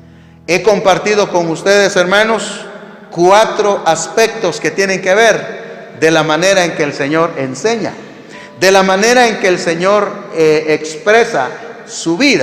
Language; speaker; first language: Spanish; native; Spanish